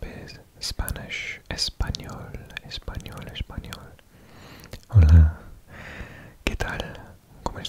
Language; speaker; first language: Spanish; non-native, fluent; Welsh